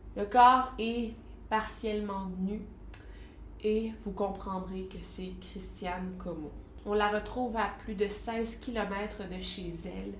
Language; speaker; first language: French; native; French